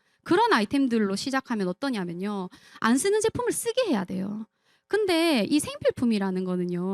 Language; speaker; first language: Korean; native; Korean